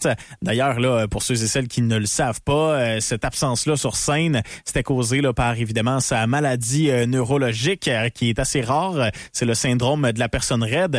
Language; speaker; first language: French; native; French